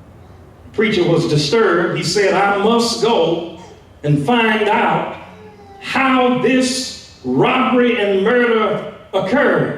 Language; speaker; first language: English; native; English